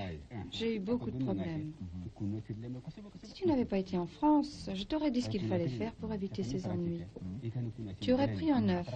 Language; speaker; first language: French; native; French